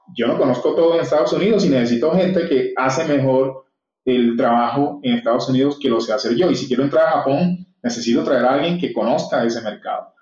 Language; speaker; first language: Spanish; native; Spanish